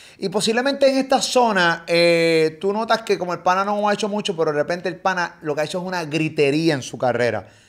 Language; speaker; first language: Spanish; native; Spanish